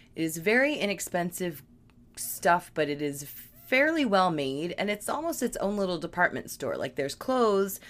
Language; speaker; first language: English; native; English